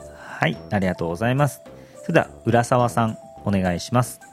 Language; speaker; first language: Japanese; native; Japanese